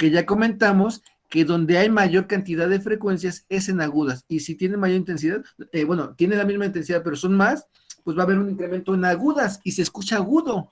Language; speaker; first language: Spanish; native; Spanish